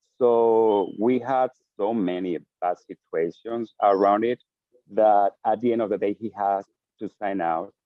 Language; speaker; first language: English; non-native, fluent; Spanish